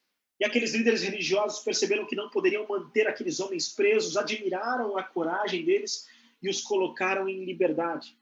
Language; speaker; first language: Portuguese; native; Portuguese